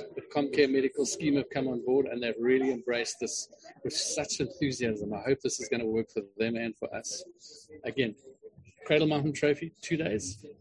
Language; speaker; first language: English; native; English